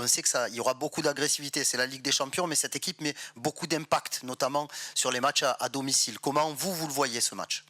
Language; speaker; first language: French; native; French